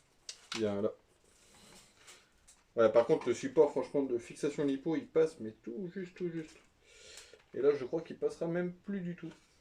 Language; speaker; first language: French; native; French